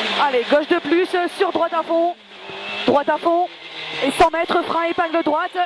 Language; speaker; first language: French; native; French